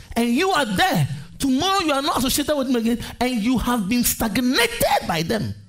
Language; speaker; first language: English; non-native, local second language; Akan